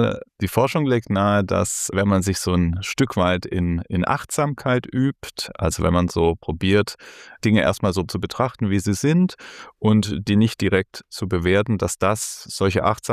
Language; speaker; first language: German; native; German